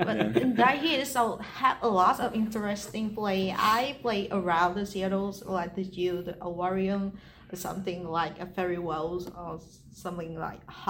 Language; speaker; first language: English; non-native, learner; Vietnamese